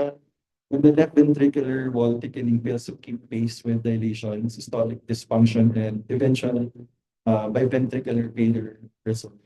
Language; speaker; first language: English; non-native, local second language; Filipino